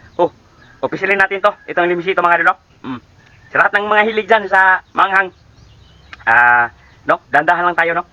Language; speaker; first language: Filipino; native; Filipino